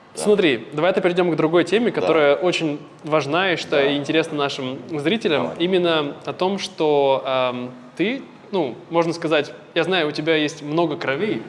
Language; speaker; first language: Russian; native; Russian